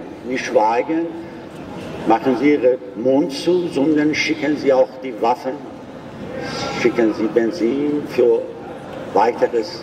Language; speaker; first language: German; non-native, learner; Persian